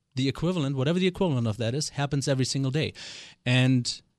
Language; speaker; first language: English; non-native, fluent; German